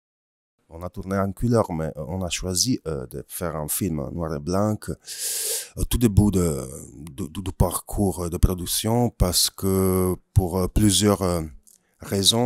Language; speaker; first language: French; non-native, fluent; Italian